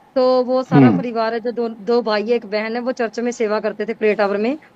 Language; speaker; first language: Hindi; non-native, local second language; Punjabi